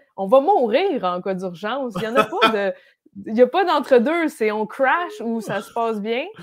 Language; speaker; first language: French; native; French